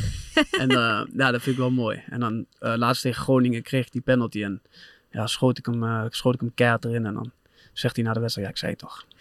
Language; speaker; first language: Dutch; native; Dutch